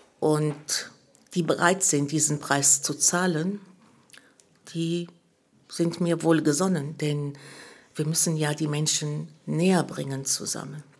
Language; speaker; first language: German; early bilingual, other home language; Arabic